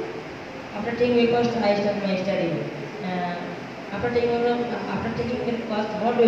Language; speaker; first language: English; non-native, learner; Bangla